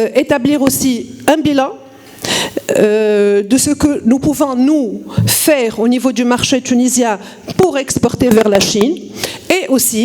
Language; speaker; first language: French; non-native, local second language; Arabic